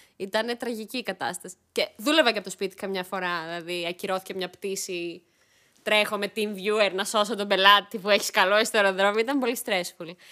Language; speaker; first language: Greek; early bilingual, other home language; Armenian